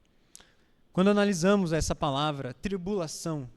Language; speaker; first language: Portuguese; native; Portuguese